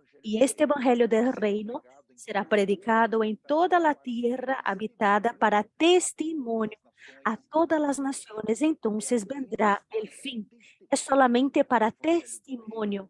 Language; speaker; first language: Spanish; non-native, fluent; Portuguese